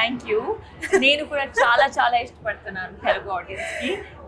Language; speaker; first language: Telugu; non-native, local second language; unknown